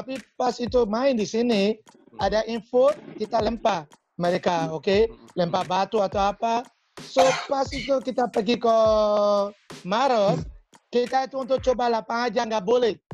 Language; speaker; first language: Indonesian; non-native, fluent; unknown